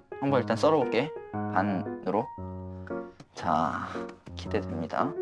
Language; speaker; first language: Korean; native; Korean